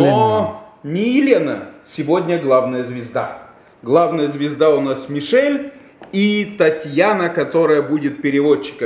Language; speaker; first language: Russian; native; Russian